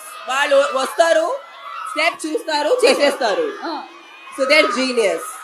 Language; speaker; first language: Telugu; non-native, fluent; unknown